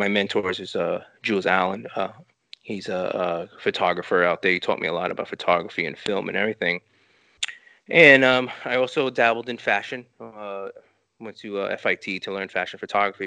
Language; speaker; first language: English; early bilingual, other home language; Spanish